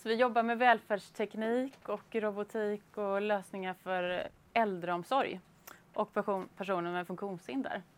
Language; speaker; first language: Swedish; native; Swedish